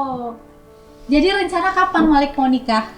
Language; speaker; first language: Indonesian; native; Indonesian